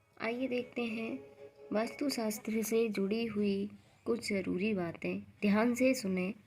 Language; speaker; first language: Hindi; native; Hindi